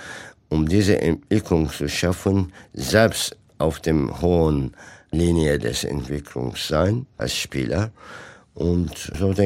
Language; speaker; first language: German; non-native, fluent; Turkish